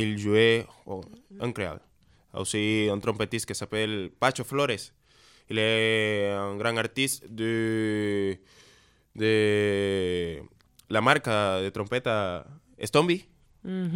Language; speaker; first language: French; non-native, learner; Spanish